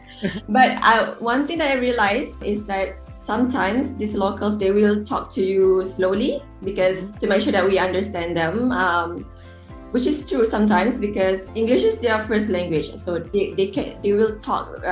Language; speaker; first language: English; non-native, local second language; Malay